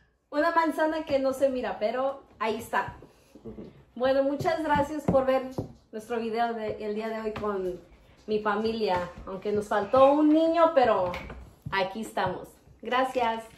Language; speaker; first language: Spanish; early bilingual, heritage; Spanish